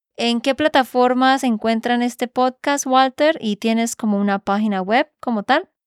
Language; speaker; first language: Spanish; native; Spanish